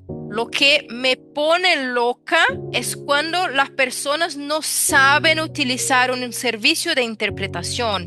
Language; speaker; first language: Spanish; non-native, fluent; Portuguese